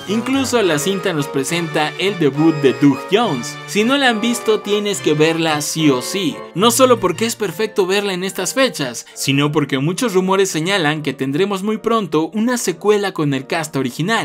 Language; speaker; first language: Spanish; native; Spanish